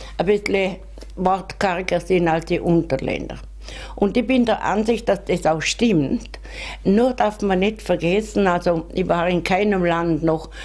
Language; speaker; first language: German; native; German